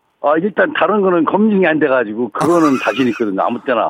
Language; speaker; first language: Korean; native; Korean